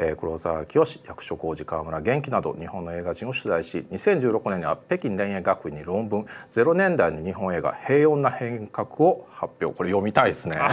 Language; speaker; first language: Japanese; native; Japanese